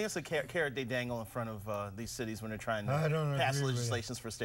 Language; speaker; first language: English; native; English